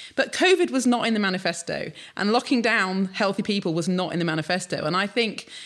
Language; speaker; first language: English; native; English